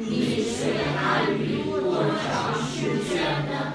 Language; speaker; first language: Chinese; non-native, learner; Vietnamese